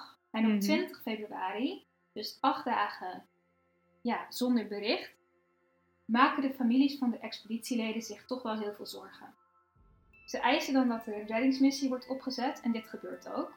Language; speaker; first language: Dutch; native; Dutch